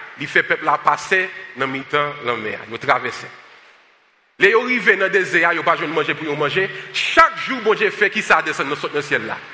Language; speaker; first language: French; non-native, local second language; Haitian Creole